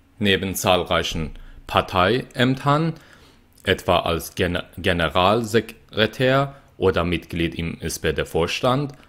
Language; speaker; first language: German; non-native, fluent; Persian